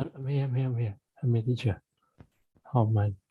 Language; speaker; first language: English; non-native, learner; Vietnamese